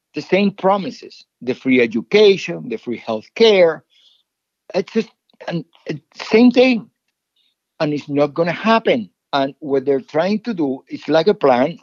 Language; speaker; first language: English; non-native, fluent; Spanish